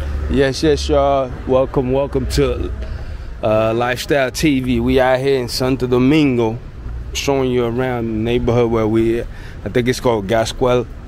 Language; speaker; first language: English; native; English